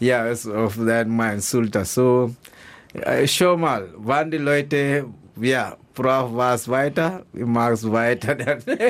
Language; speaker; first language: German; non-native, learner; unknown